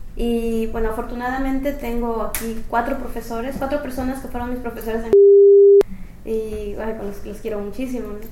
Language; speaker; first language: Spanish; native; Spanish